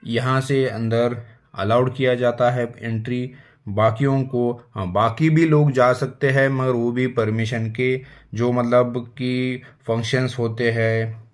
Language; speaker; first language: Hindi; non-native, local second language; Marathi